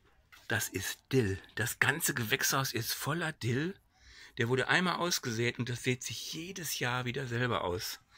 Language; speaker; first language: German; native; German